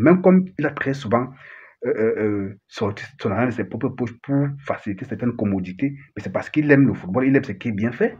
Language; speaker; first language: French; native; French